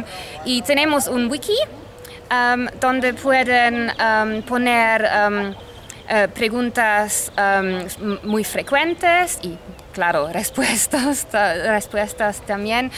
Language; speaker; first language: Spanish; non-native, fluent; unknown